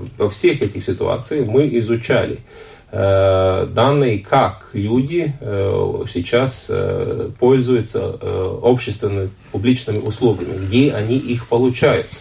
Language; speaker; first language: Russian; non-native, local second language; Latvian